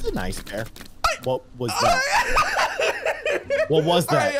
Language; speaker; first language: English; native; English